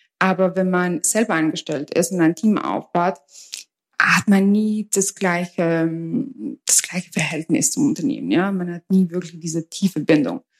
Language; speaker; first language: German; early bilingual, other home language; Albanian